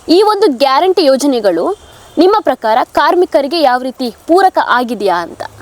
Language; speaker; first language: Kannada; native; Kannada